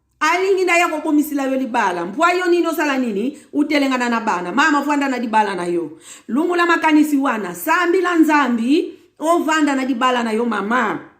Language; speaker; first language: Lingala; non-native, local second language; Kongo